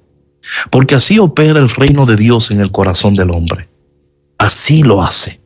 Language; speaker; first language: Spanish; native; Spanish